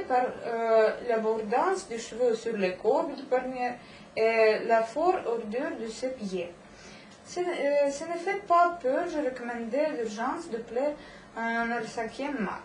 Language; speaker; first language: French; non-native, learner; Russian